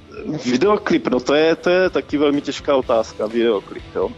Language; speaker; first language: Czech; native; Czech